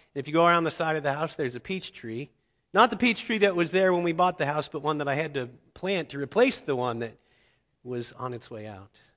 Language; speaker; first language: English; native; English